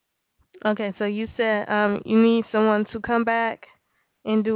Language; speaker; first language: English; native; English